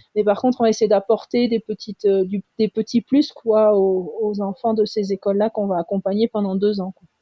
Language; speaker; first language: French; native; French